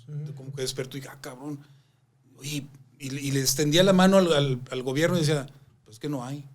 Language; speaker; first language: Spanish; native; Spanish